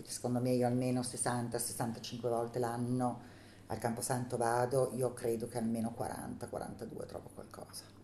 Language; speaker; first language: Italian; native; Italian